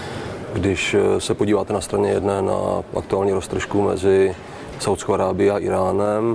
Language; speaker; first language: Czech; native; Czech